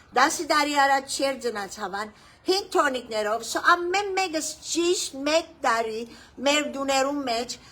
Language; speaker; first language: Armenian; early bilingual, heritage; Armenian